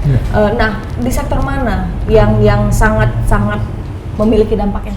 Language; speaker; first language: Indonesian; native; Indonesian